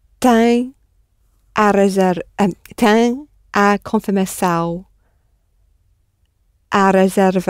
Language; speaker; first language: Portuguese; non-native, learner; English